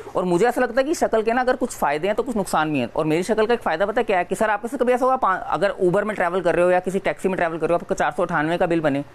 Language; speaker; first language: Hindi; native; Hindi